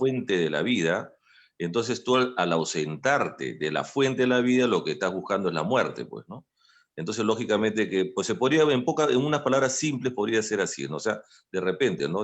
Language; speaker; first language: Spanish; native; Spanish